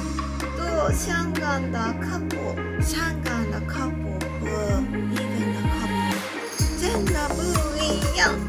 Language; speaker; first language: Chinese; non-native, learner; Japanese